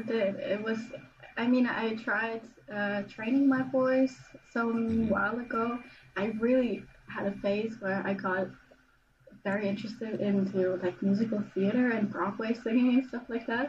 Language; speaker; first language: English; non-native, fluent; German